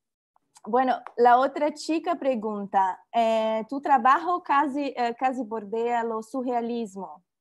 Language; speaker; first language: Spanish; non-native, learner; Portuguese